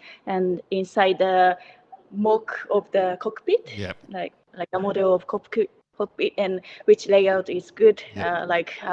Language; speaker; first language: English; non-native, learner; Japanese